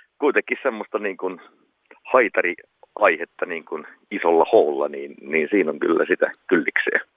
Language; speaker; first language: Finnish; native; Finnish